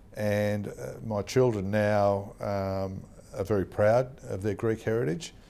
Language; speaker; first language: English; native; English